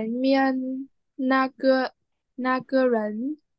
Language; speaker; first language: Chinese; non-native, learner; Vietnamese